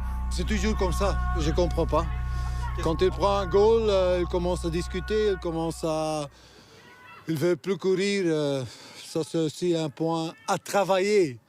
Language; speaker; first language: French; non-native, local second language; Dutch